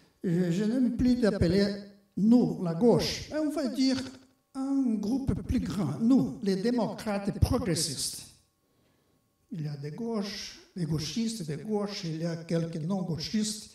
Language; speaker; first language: French; non-native, fluent; Portuguese